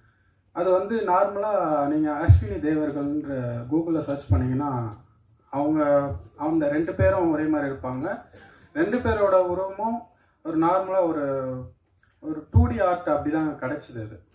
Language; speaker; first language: Tamil; native; Tamil